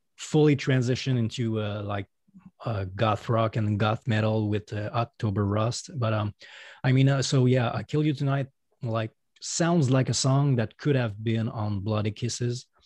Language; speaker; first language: English; non-native, fluent; French